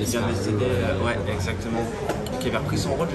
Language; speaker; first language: French; native; French